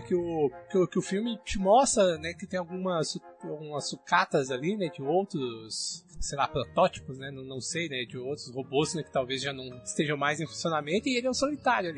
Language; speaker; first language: Portuguese; native; Portuguese